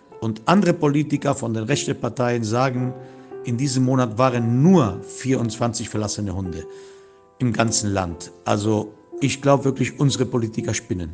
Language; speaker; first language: German; non-native, fluent; Spanish